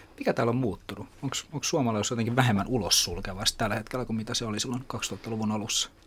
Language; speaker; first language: Finnish; native; Finnish